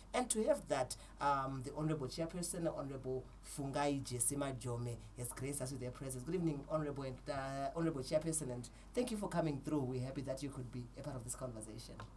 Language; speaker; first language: English; non-native, local second language; Shona